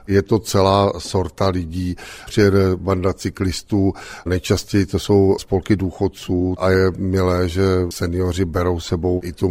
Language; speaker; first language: Czech; native; Czech